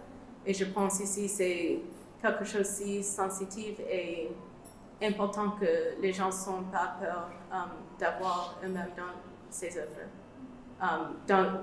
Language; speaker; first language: French; non-native, learner; English